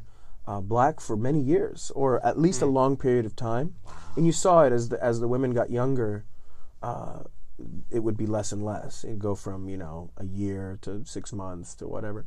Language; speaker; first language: English; non-native, fluent; Italian